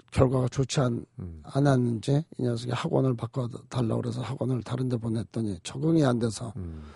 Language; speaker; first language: Korean; native; Korean